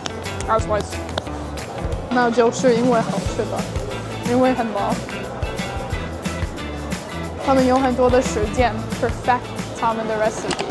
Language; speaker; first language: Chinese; non-native, learner; English